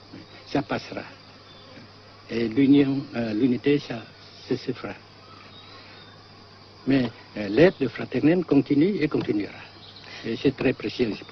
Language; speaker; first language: French; non-native, fluent; Vietnamese